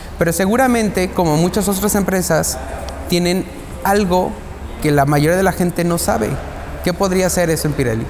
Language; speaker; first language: Spanish; native; Spanish